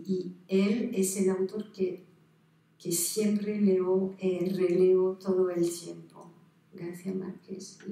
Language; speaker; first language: Spanish; non-native, fluent; French